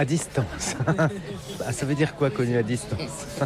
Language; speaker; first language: French; native; French